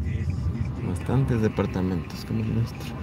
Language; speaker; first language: Spanish; native; Spanish